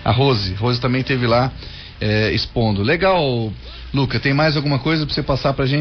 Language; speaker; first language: Portuguese; native; Portuguese